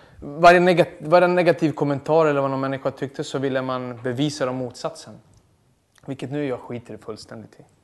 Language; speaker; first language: Swedish; early bilingual, other home language; Serbian